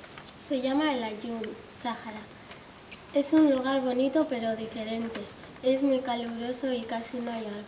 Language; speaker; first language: Spanish; early bilingual, other home language; Arabic